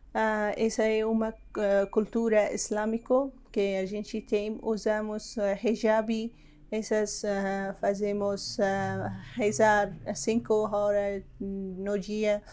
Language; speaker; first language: Portuguese; non-native, learner; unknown